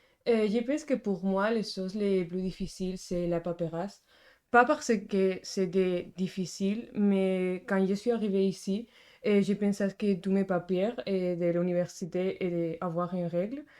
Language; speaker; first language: French; non-native, fluent; Spanish